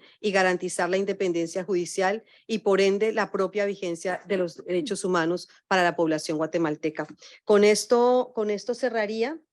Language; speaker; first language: Spanish; native; Spanish